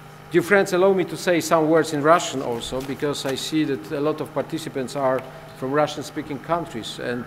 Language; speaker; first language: English; non-native, fluent; Polish